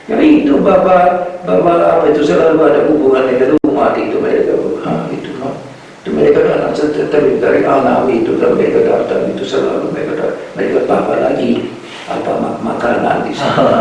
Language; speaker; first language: Indonesian; non-native, fluent; Hungarian